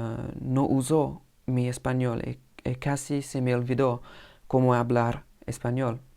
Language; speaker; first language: Spanish; non-native, fluent; English